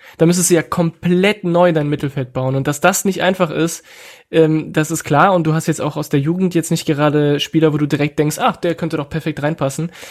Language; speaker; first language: German; non-native, fluent; French